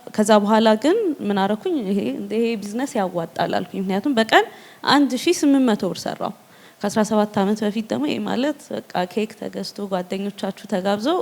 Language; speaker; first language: Amharic; native; Amharic